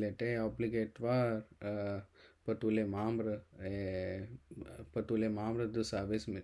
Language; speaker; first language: French; non-native, learner; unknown